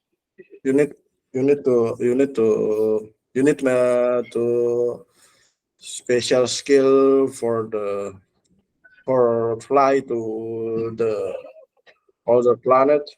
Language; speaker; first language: English; non-native, learner; Indonesian